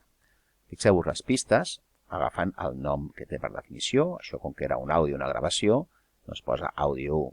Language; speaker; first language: Catalan; native; Catalan